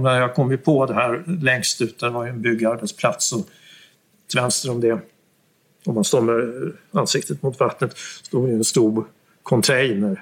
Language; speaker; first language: Swedish; native; Swedish